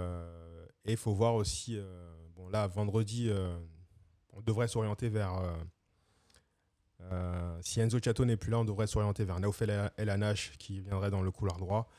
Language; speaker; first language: French; native; French